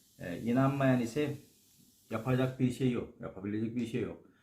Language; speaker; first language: Turkish; non-native, learner; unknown